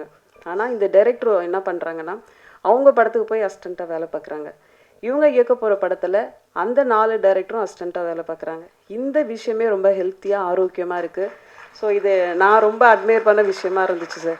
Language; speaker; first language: Tamil; native; Tamil